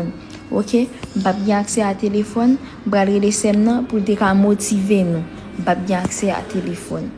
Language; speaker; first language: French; non-native, learner; Haitian Creole